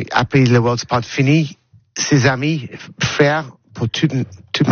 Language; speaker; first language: French; non-native, learner; English